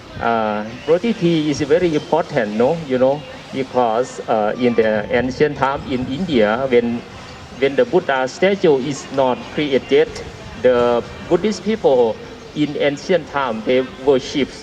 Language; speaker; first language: English; non-native, learner; Thai